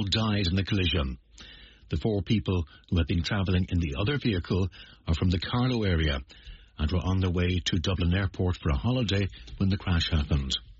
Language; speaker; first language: English; native; English